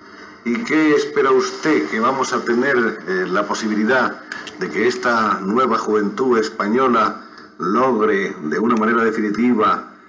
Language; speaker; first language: Spanish; native; Spanish